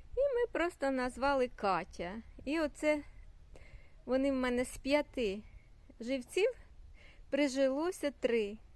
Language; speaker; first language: Ukrainian; non-native, local second language; Russian